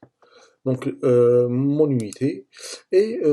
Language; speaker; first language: French; native; French